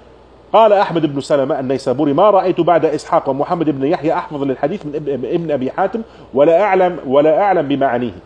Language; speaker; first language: Arabic; non-native, fluent; German